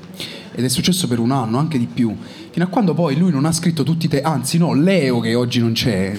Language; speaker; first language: Italian; native; Italian